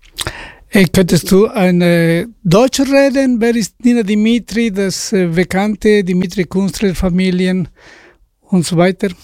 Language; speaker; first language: German; non-native, learner; Spanish